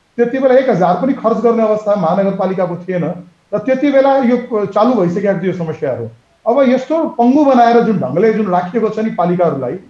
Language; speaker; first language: Nepali; native; Nepali